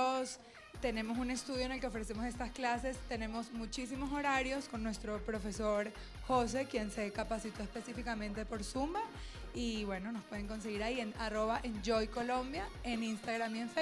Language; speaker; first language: Spanish; native; Spanish